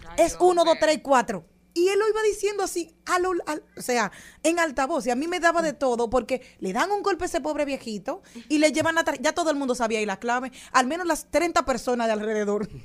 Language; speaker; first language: Spanish; native; Spanish